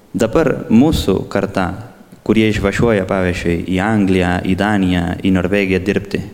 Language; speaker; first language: Lithuanian; early bilingual, heritage; Lithuanian